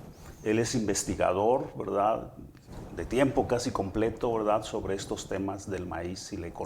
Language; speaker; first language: Spanish; native; Spanish